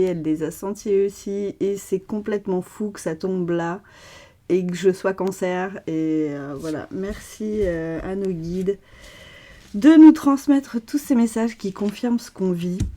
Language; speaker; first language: French; native; French